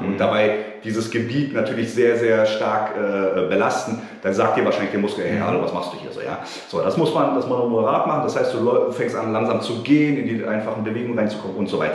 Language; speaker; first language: German; native; German